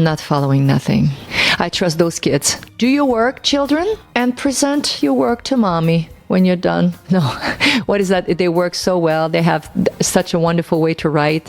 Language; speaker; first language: English; non-native, local second language; French